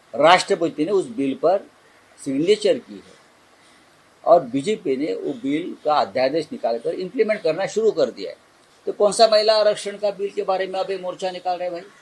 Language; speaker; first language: Hindi; non-native, local second language; Marathi